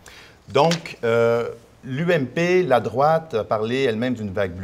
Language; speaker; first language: French; native; French